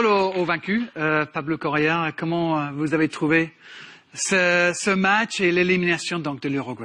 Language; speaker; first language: French; native; French